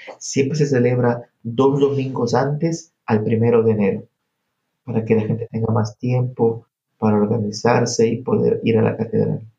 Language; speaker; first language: Spanish; native; Spanish